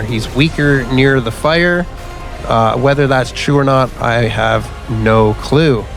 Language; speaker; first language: English; native; English